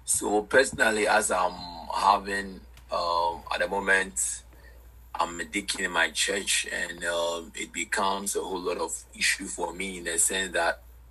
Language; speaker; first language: English; non-native, local second language; Akan